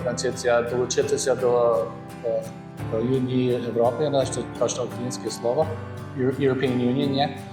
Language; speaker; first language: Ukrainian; early bilingual, heritage; Ukrainian